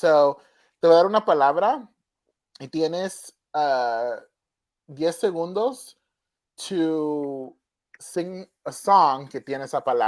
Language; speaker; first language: Spanish; early bilingual, heritage; Spanish